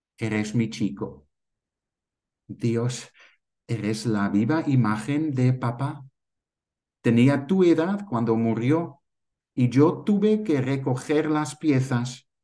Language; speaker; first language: Spanish; non-native, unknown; Dutch